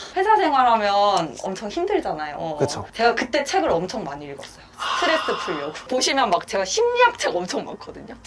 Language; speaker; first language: Korean; native; Korean